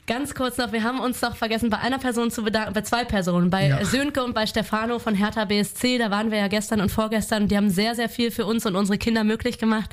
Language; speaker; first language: German; native; German